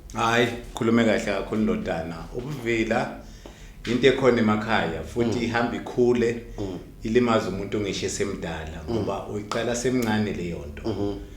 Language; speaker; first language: Zulu; native; Zulu